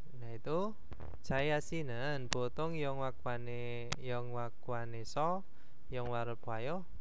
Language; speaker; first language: Korean; non-native, fluent; Indonesian